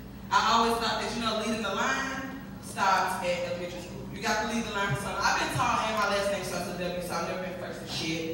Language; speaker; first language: English; native; English